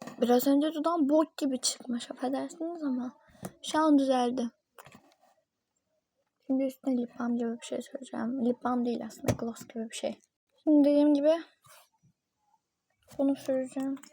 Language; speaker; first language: Turkish; native; Turkish